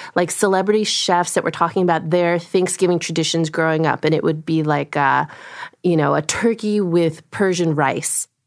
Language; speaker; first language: English; early bilingual, other home language; Korean